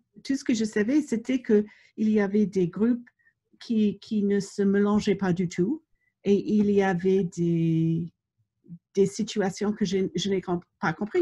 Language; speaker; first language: French; non-native, fluent; English